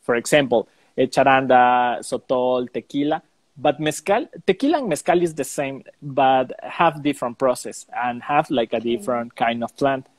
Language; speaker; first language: English; non-native, learner; Spanish